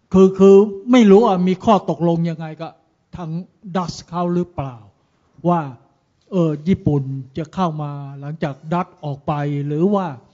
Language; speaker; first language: Thai; native; Thai